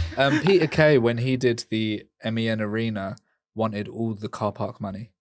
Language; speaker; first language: English; native; English